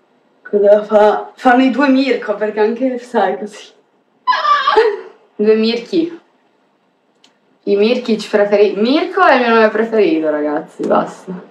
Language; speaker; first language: Italian; early bilingual, other home language; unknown